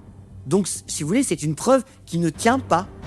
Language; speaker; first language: French; native; French